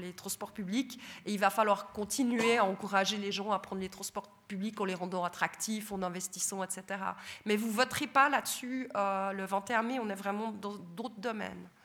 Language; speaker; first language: French; native; French